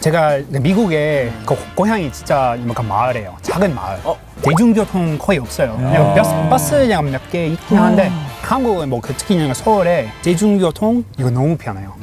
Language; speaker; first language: Korean; non-native, learner; English